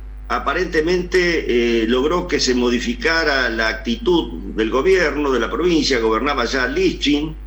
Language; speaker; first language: Spanish; native; Spanish